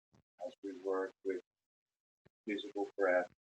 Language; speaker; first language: English; native; English